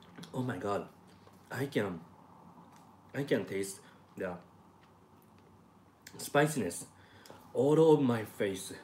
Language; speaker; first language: English; non-native, learner; Japanese